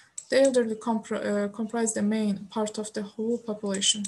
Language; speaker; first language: English; non-native, fluent; Azerbaijani